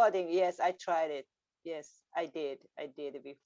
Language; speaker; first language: English; non-native, learner; Japanese